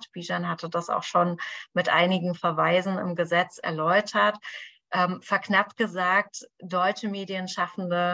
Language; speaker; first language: German; native; German